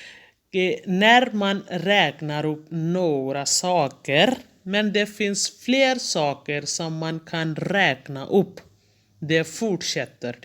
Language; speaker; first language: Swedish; non-native, fluent; Hindi